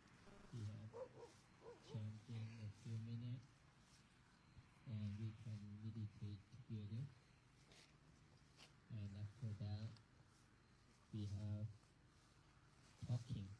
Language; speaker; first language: English; non-native, learner; Thai